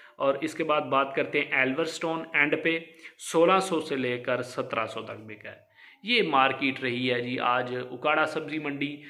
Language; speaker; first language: Urdu; non-native, local second language; Punjabi